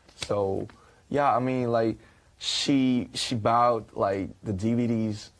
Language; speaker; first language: English; non-native, fluent; Korean